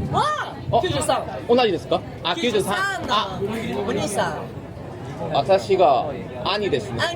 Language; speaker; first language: Japanese; non-native, learner; Korean